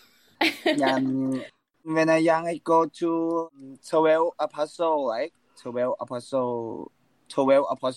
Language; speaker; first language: English; non-native, learner; Thai